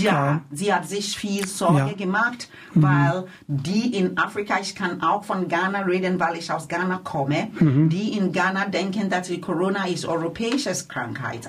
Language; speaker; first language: German; non-native, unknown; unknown